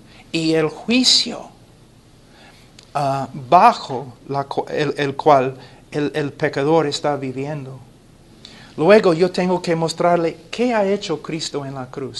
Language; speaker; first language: Spanish; non-native, fluent; English